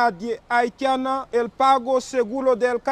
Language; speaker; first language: Spanish; non-native, learner; Haitian Creole